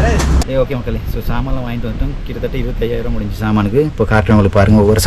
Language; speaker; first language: Tamil; native; Tamil